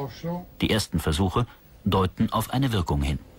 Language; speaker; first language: German; native; German